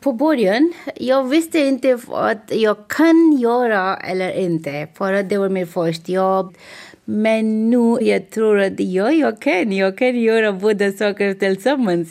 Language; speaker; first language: Swedish; non-native, learner; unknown